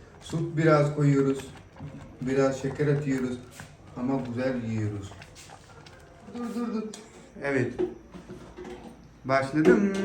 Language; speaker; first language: Turkish; non-native, learner; Urdu